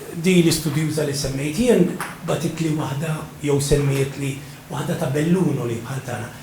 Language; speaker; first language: Maltese; native; Maltese